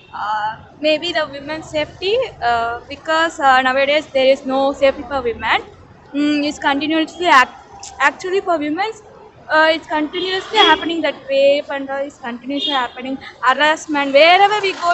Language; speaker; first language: English; non-native, local second language; Tamil